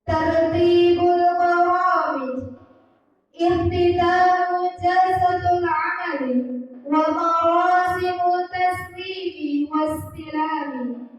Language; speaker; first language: Arabic; non-native, learner; Indonesian